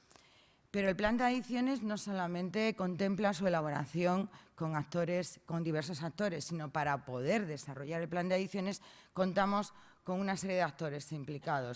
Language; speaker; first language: Spanish; native; Spanish